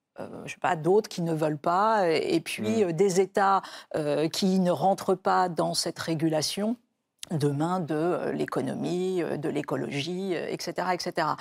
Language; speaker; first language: French; native; French